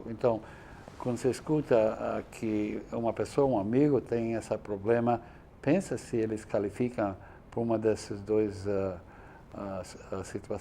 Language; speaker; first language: Portuguese; non-native, fluent; English